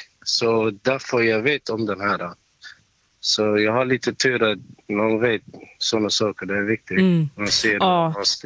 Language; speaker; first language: Swedish; non-native, learner; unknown